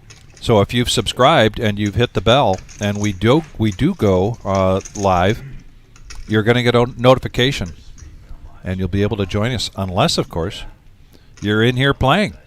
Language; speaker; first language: English; native; English